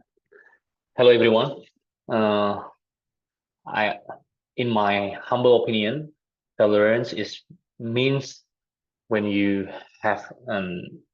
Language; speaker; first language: English; non-native, fluent; Indonesian